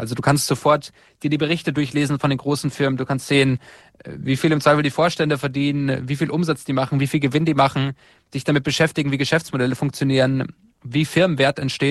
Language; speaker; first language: German; native; German